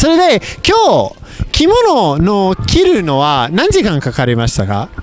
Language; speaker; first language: Japanese; non-native, learner; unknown